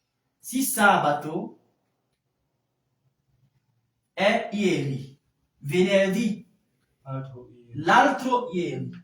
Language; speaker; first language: Italian; non-native, fluent; French